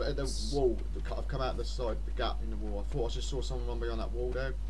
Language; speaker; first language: English; native; English